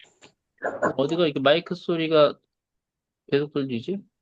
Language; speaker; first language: Korean; native; Korean